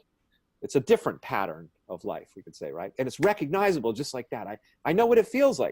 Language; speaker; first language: English; native; English